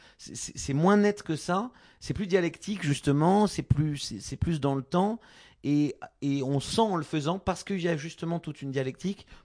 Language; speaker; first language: French; native; French